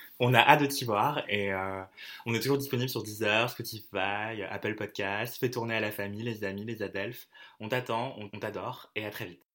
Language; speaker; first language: French; native; French